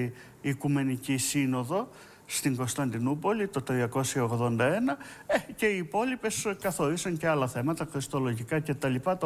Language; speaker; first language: Greek; native; Greek